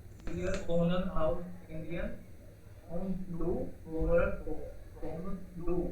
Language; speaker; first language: German; non-native, learner; Hindi